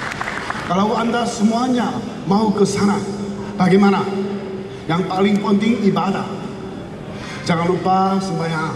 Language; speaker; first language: Indonesian; non-native, learner; Korean